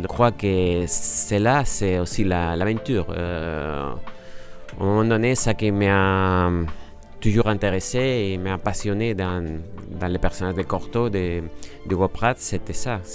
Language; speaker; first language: French; non-native, fluent; Spanish